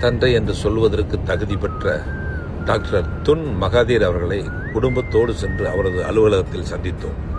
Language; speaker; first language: Tamil; native; Tamil